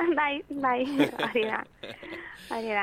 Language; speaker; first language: Basque; non-native, local second language; Spanish